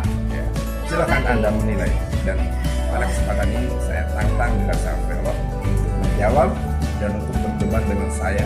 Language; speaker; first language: Indonesian; native; Indonesian